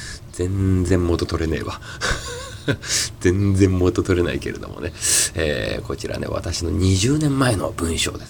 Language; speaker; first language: Japanese; native; Japanese